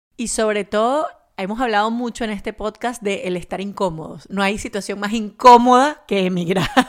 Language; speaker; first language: Spanish; native; Spanish